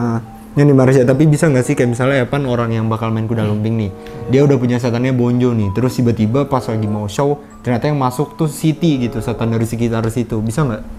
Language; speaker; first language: Indonesian; native; Indonesian